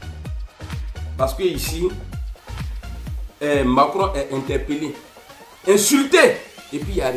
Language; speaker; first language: French; native; French